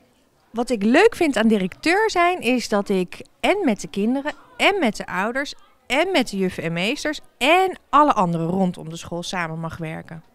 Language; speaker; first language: Dutch; native; Dutch